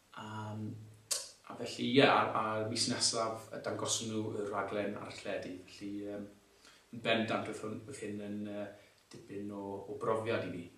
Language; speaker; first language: Welsh; non-native, local second language; English